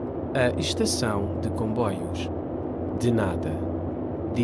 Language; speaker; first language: Portuguese; non-native, learner; English